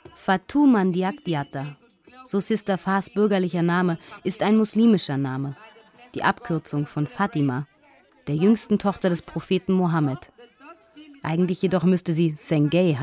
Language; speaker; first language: German; native; German